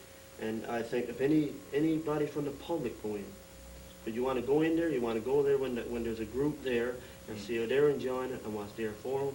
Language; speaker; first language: English; native; English